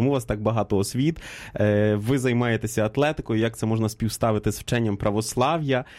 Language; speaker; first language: Ukrainian; native; Ukrainian